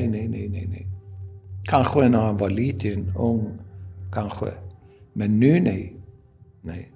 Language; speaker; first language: Swedish; non-native, learner; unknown